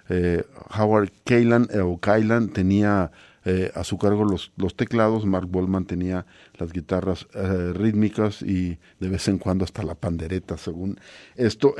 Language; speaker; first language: Spanish; native; Spanish